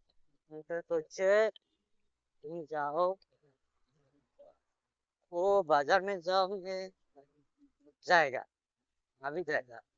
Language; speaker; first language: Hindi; non-native, learner; Bangla